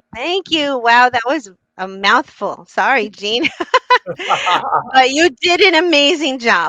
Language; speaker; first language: English; native; English